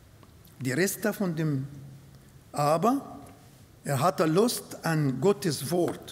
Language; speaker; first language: German; non-native, fluent; Arabic